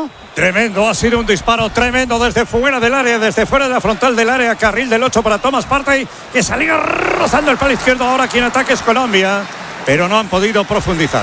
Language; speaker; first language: Spanish; native; Spanish